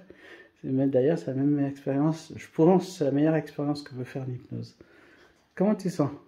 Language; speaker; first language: French; native; French